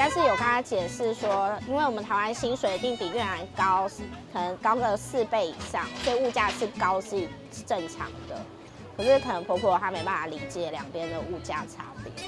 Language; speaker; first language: Chinese; native; Chinese